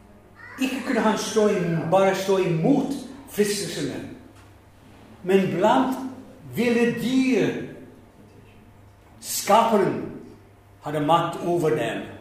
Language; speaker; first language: Norwegian; non-native, fluent; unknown